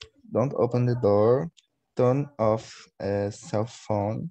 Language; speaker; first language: English; non-native, learner; Portuguese